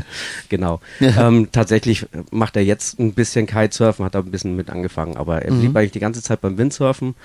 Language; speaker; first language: German; native; German